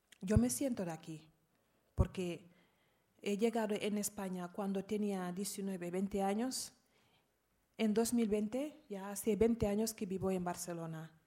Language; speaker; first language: Spanish; non-native, fluent; Arabic